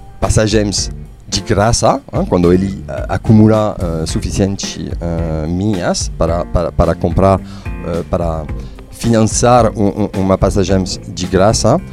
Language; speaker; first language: Portuguese; non-native, fluent; French